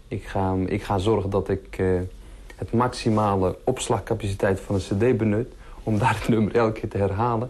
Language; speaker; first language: Dutch; early bilingual, other home language; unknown